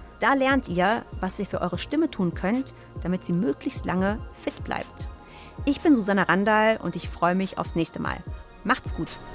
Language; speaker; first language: German; native; German